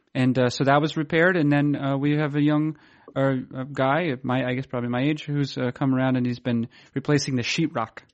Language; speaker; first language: English; native; English